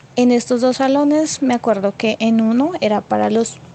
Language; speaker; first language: Spanish; native; Spanish